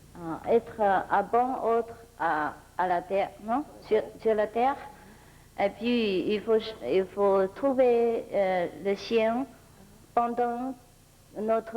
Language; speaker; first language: French; non-native, fluent; Vietnamese